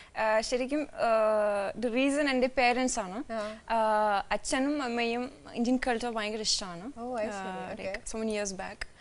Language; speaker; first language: Malayalam; non-native, fluent; French